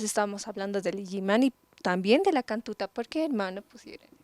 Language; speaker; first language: Spanish; native; Spanish